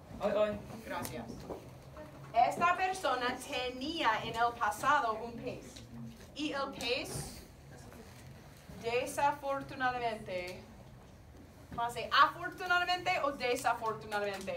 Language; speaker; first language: Spanish; non-native, fluent; English